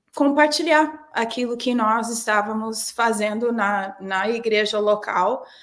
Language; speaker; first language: Portuguese; non-native, fluent; English